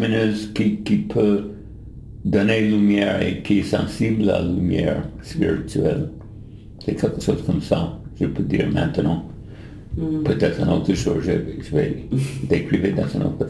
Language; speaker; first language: French; non-native, fluent; English